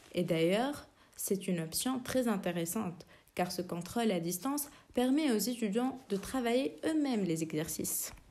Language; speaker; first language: French; non-native, local second language; Arabic